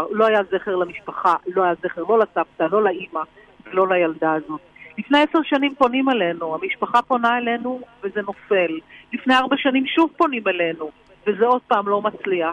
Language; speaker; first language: Hebrew; native; Hebrew